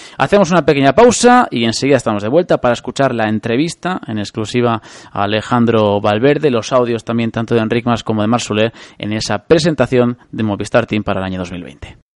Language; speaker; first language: Spanish; native; Spanish